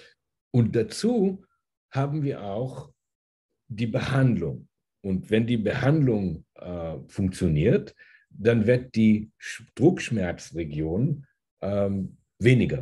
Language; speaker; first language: German; early bilingual, heritage; German